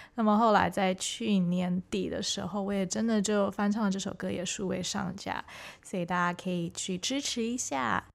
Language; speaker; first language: Chinese; early bilingual, heritage; Chinese